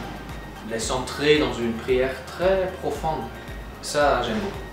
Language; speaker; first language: French; non-native, fluent; German